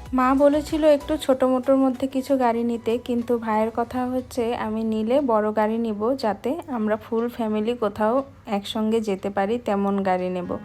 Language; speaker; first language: Bangla; native; Bangla